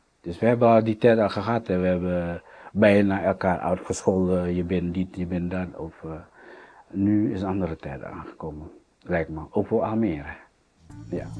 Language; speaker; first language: Dutch; non-native, fluent; Indonesian